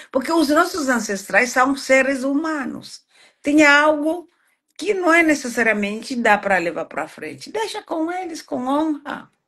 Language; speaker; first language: Portuguese; non-native, fluent; Swahili